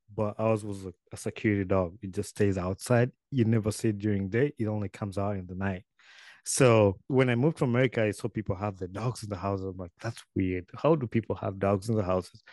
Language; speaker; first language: English; non-native, local second language; Ganda